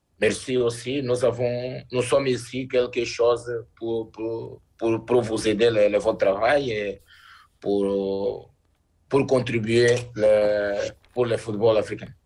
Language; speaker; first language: French; non-native, learner; Portuguese